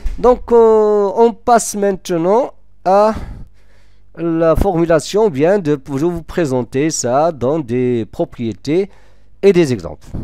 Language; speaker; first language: French; non-native, local second language; Arabic